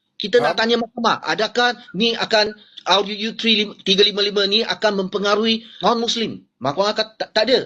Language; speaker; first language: Malay; non-native, local second language; Chinese